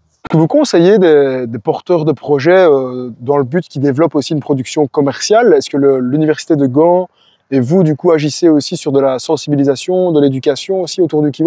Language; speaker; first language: French; native; French